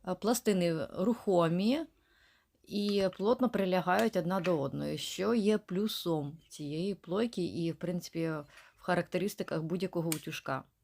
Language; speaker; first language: Ukrainian; native; Ukrainian